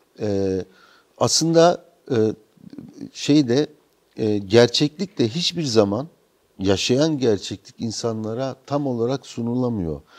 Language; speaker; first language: Turkish; native; Turkish